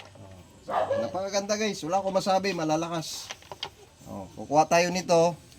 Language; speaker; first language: Filipino; non-native, local second language; Cebuano